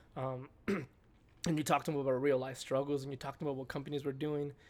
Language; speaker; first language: English; early bilingual, other home language; Spanish